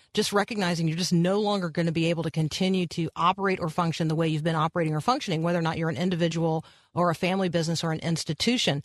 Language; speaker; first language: English; native; English